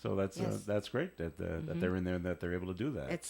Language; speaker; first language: English; native; English